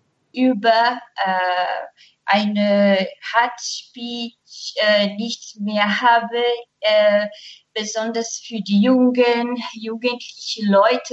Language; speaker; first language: German; non-native, learner; Portuguese